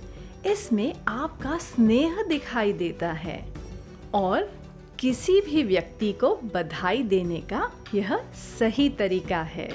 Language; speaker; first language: Hindi; native; Hindi